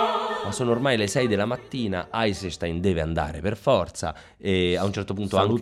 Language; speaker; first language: Italian; native; Italian